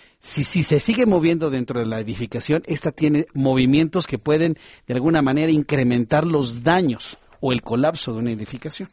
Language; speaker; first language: Spanish; native; Spanish